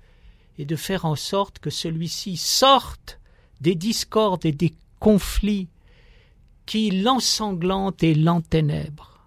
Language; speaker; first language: French; native; French